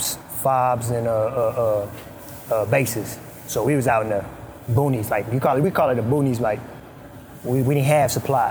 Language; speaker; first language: English; non-native, fluent; Arabic